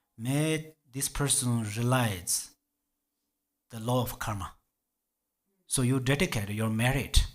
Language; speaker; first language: English; non-native, learner; Tibetan